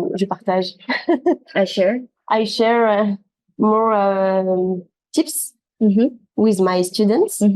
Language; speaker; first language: English; non-native, learner; French